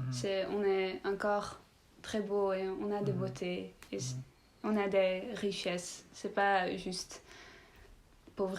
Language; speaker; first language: French; non-native, learner; Dutch